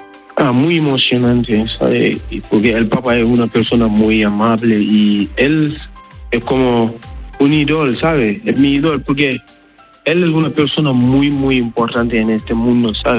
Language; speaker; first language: Spanish; non-native, learner; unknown